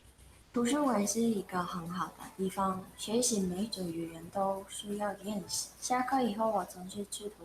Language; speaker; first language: Chinese; non-native, fluent; Mongolian